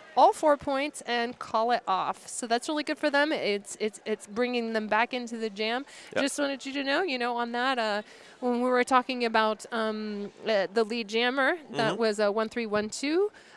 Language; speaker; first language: English; native; English